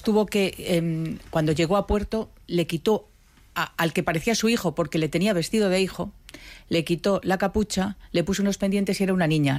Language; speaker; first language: Spanish; native; Spanish